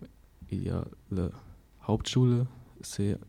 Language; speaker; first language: French; non-native, learner; German